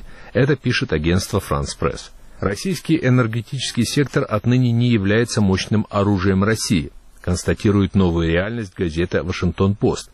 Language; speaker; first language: Russian; native; Russian